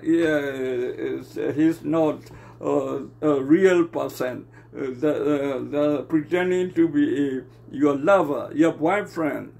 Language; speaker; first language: English; non-native, learner; Burmese